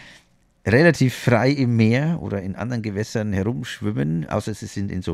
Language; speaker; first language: German; native; German